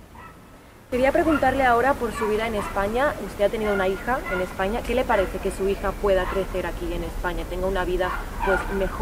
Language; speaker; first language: Spanish; native; Spanish